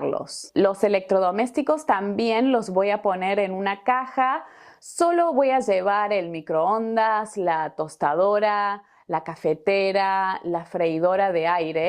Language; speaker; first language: Spanish; native; Spanish